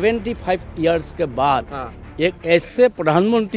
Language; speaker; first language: Hindi; non-native, local second language; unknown